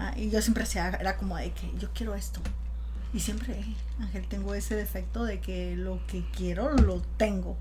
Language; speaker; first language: Spanish; native; Spanish